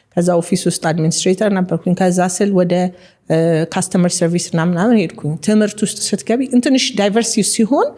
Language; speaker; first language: Amharic; native; Amharic